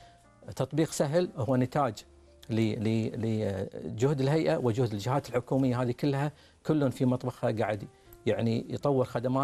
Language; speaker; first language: Arabic; native; Arabic